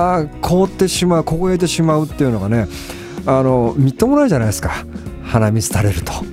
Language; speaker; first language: Japanese; native; Japanese